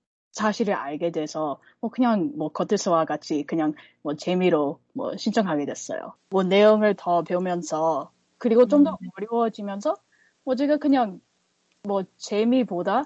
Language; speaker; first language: Korean; non-native, fluent; English